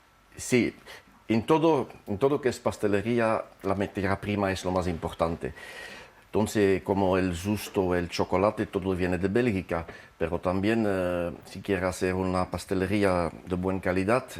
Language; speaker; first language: Spanish; non-native, fluent; French